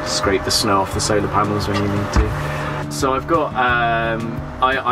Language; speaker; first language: English; native; English